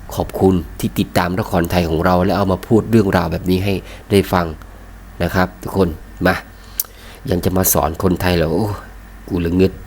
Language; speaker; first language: Thai; native; Thai